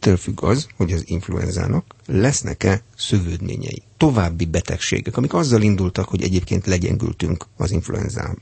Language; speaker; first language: Hungarian; native; Hungarian